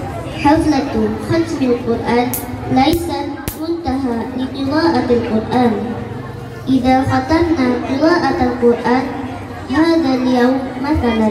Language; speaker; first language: Arabic; non-native, learner; Indonesian